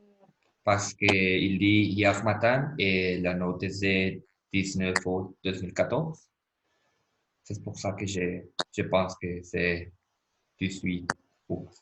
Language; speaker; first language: French; non-native, learner; Spanish